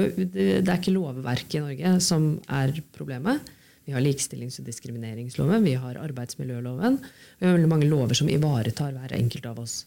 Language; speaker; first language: Norwegian; native; Norwegian